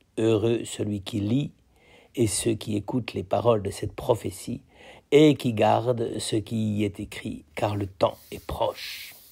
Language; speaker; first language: French; native; French